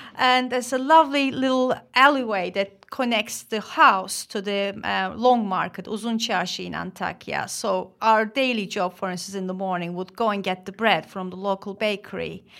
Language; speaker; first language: English; non-native, fluent; Turkish